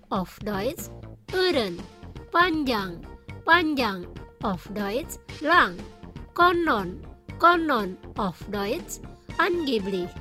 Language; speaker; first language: German; non-native, learner; Indonesian